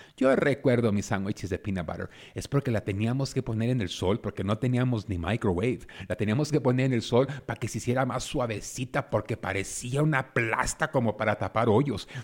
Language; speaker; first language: Spanish; early bilingual, heritage; Spanish